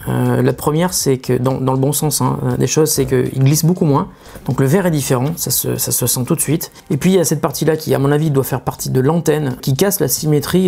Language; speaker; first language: French; native; French